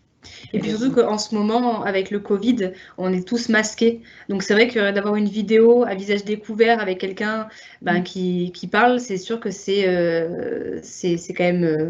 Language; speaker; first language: French; native; French